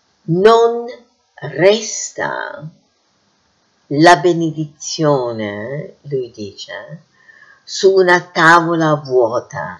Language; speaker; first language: Italian; non-native, fluent; English